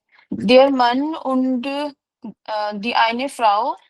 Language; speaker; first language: German; non-native, learner; Hindi